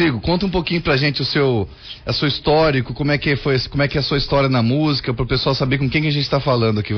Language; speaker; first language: Portuguese; native; Portuguese